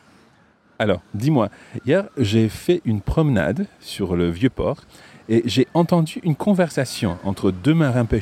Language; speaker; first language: French; non-native, fluent; English